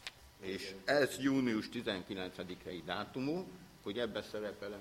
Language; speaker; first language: Hungarian; native; Hungarian